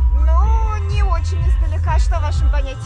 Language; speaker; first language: Russian; native; Russian